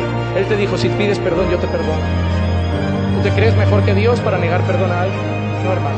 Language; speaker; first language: Spanish; native; Spanish